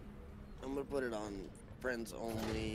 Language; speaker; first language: English; native; English